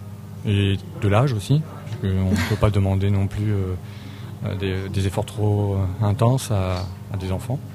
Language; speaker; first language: French; native; French